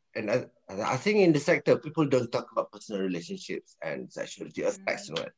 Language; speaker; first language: English; non-native, local second language; Malay